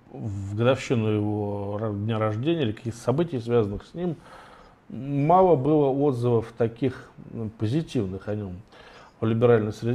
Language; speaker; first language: Russian; native; Russian